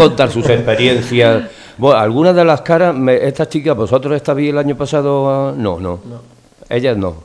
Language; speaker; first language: Spanish; native; Spanish